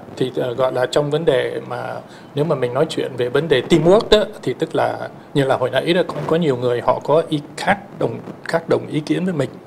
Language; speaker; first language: Vietnamese; native; Vietnamese